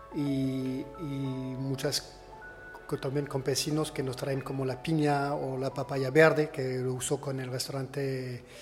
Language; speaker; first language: Spanish; non-native, fluent; French